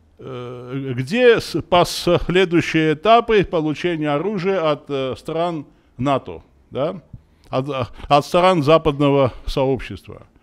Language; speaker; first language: Russian; non-native, local second language; Armenian